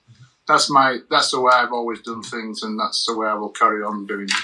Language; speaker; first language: English; native; English